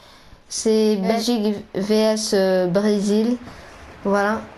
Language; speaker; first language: French; native; French